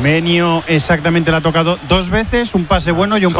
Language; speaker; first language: Spanish; native; Spanish